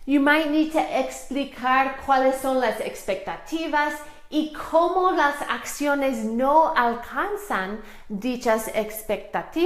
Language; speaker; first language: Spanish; non-native, fluent; English